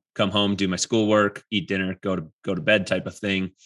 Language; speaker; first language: English; native; English